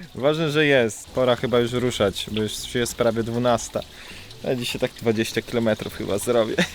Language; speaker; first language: Polish; native; Polish